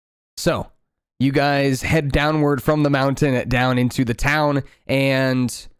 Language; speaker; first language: English; native; English